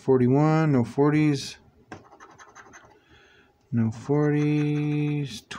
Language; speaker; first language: English; native; English